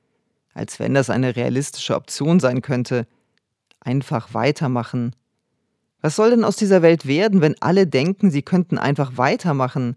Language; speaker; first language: German; native; German